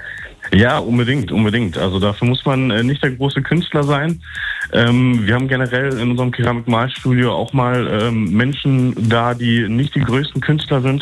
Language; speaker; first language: German; native; German